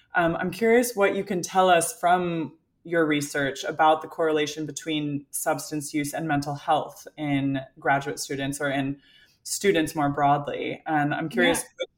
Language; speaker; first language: English; native; English